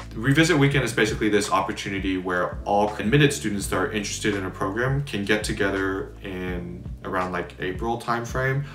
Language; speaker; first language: English; native; English